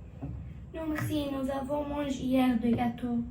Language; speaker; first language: French; non-native, learner; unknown